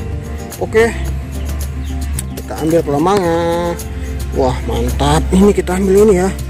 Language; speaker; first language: Indonesian; native; Indonesian